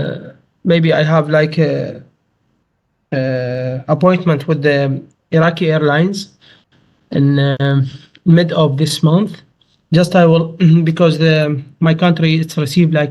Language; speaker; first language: English; non-native, learner; Arabic